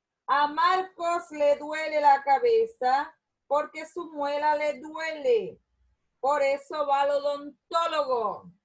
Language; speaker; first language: Spanish; non-native, learner; Portuguese